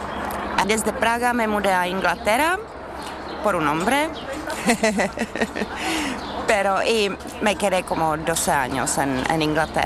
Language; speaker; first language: Spanish; non-native, fluent; Czech